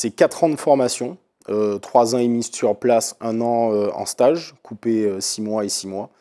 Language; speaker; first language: French; native; French